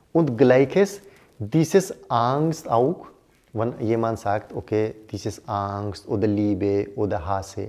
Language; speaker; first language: German; non-native, learner; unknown